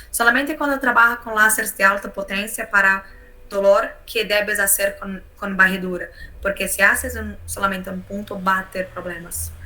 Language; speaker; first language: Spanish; non-native, learner; Portuguese